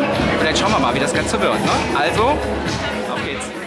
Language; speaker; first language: German; native; German